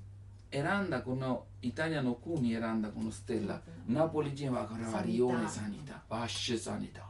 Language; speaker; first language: Japanese; non-native, learner; Italian